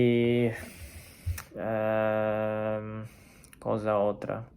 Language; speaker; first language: Italian; non-native, learner; Chinese